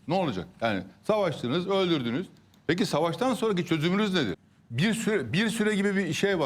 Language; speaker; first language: Turkish; native; Turkish